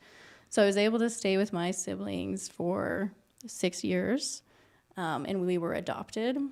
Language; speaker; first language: English; native; English